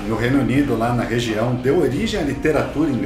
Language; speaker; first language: Portuguese; native; Portuguese